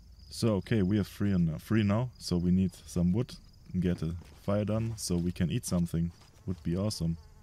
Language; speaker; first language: English; non-native, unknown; German